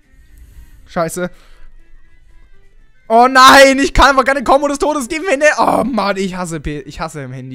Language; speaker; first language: German; native; German